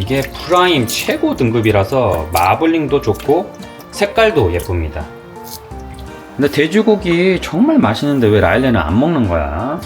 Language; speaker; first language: Korean; native; Korean